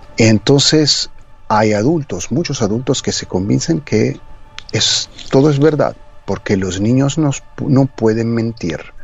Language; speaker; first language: Spanish; non-native, fluent; Italian